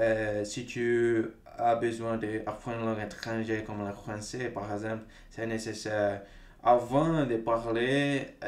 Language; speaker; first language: French; non-native, fluent; Portuguese